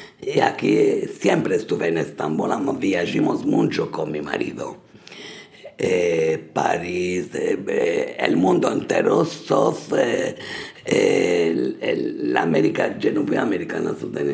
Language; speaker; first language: Spanish; early bilingual, heritage; Spanish